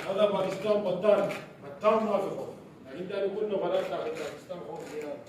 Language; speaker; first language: Arabic; non-native, learner; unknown